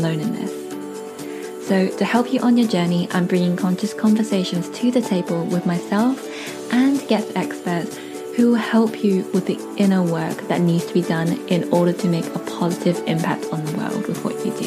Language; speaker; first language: English; native; English